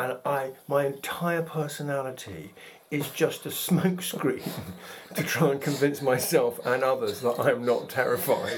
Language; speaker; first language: English; native; English